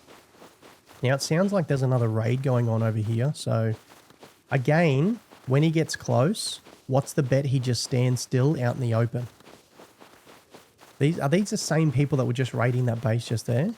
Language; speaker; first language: English; native; English